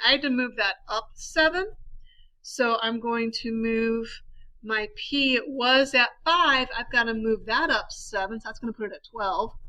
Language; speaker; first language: English; native; English